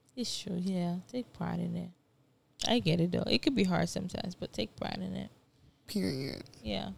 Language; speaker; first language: English; non-native, local second language; Yoruba